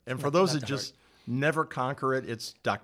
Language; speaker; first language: English; native; English